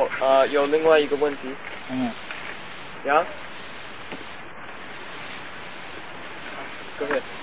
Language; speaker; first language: Chinese; non-native, fluent; English